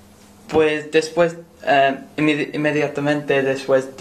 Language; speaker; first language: Spanish; non-native, learner; English